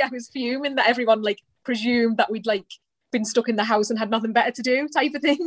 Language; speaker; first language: English; native; English